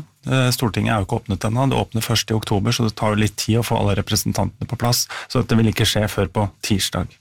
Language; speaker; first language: Norwegian; native; Norwegian